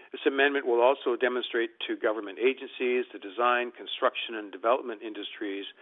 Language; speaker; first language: English; native; English